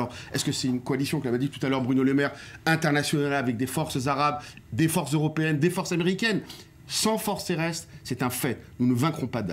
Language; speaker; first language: French; native; French